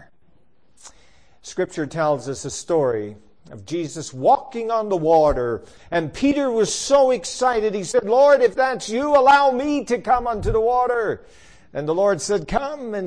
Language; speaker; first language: English; native; English